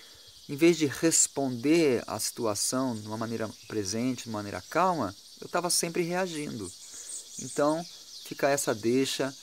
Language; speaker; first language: Portuguese; native; Portuguese